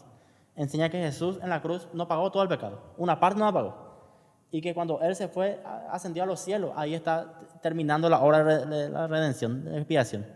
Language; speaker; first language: Spanish; native; Spanish